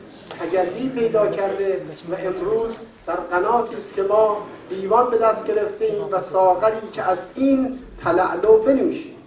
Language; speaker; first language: Persian; native; Persian